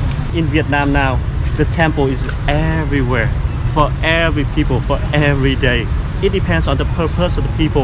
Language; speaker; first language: English; non-native, fluent; Vietnamese